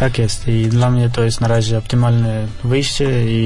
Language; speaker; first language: Polish; non-native, fluent; Russian